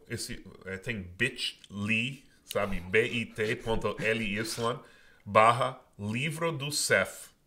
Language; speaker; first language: Portuguese; non-native, fluent; English